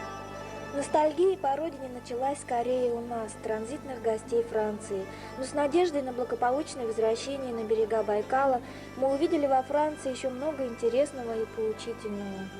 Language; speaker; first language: Russian; native; Russian